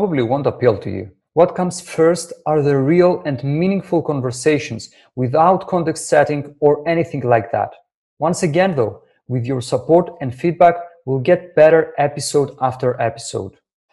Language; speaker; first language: English; non-native, fluent; Greek